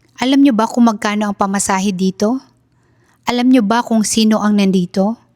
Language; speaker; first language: Filipino; native; Filipino